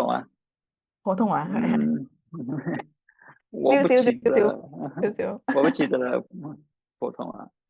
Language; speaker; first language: Chinese; non-native, fluent; English